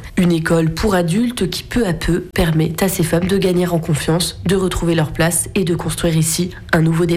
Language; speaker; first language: French; native; French